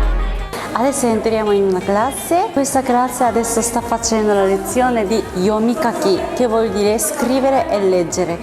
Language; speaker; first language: Italian; non-native, fluent; Japanese